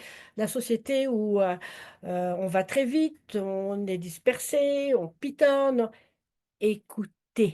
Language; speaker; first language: French; native; French